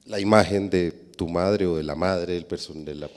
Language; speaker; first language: Spanish; native; Spanish